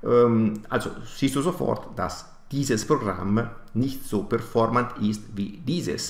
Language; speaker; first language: German; non-native, fluent; Italian